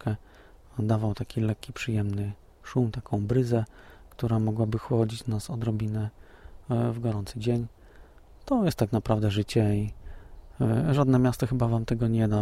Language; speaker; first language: Polish; native; Polish